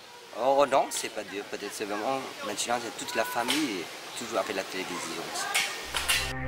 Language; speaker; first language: French; non-native, learner; Vietnamese